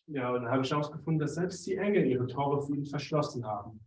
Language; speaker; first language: German; native; German